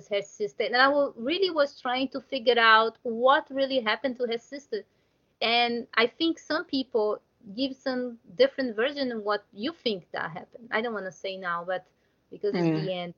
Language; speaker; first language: English; non-native, learner; Portuguese